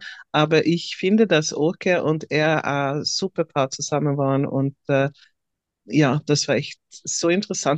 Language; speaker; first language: German; non-native, fluent; Swedish